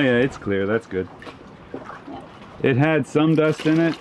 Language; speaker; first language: English; native; English